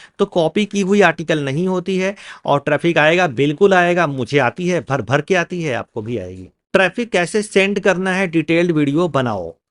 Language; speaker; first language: Hindi; native; Hindi